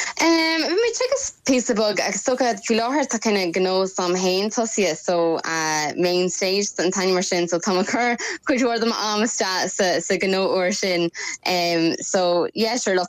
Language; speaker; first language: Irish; non-native, local second language; English